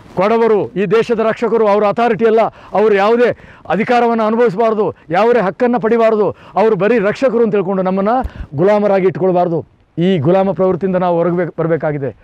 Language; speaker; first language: Kannada; non-native, local second language; Kodava